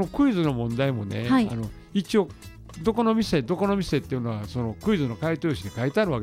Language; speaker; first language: Japanese; native; Japanese